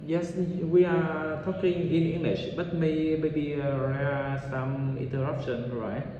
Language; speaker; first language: English; non-native, learner; Vietnamese